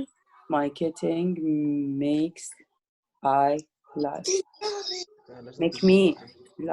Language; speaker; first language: English; non-native, learner; Arabic